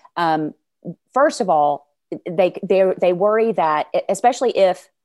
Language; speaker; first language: English; native; English